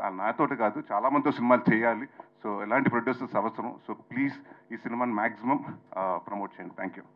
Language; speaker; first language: Telugu; native; Telugu